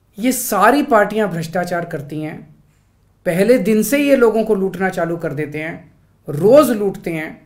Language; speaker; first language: Hindi; native; Hindi